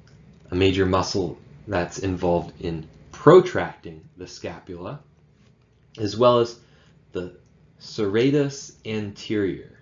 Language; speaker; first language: English; native; English